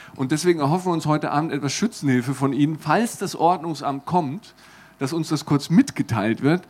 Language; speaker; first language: German; native; German